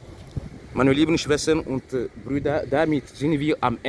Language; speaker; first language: German; non-native, fluent; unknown